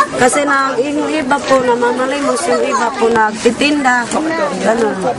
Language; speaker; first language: Filipino; non-native, local second language; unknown